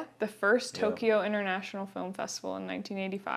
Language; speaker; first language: English; native; English